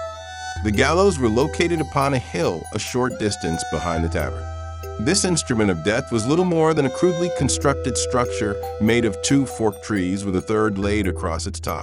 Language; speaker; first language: English; native; English